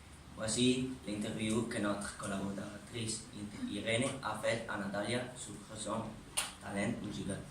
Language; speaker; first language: French; non-native, learner; Spanish